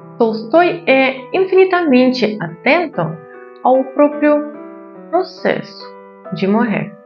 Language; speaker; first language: Portuguese; non-native, fluent; Russian